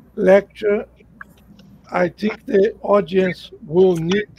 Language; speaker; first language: English; non-native, fluent; Portuguese